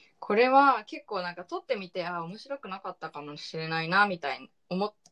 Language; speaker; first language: Japanese; early bilingual, heritage; Japanese